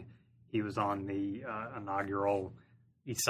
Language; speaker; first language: English; native; English